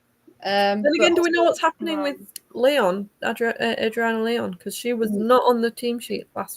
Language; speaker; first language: English; native; English